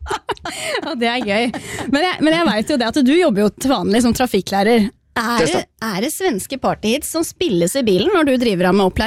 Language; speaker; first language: Norwegian; native; Norwegian